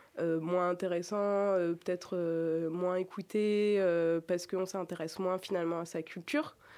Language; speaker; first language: French; native; French